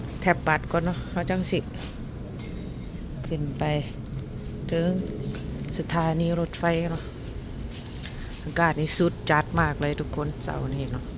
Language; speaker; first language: Thai; non-native, local second language; Northeastern Thai